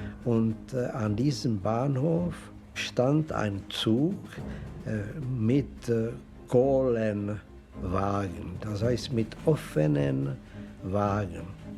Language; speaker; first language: German; non-native, fluent; Czech